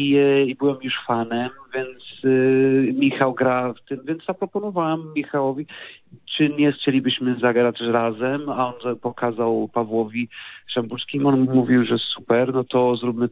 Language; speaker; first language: Polish; non-native, fluent; Portuguese